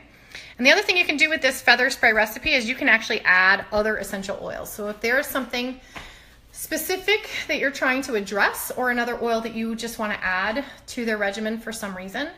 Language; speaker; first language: English; native; English